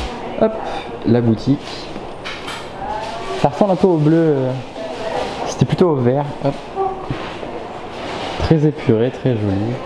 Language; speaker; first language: French; native; French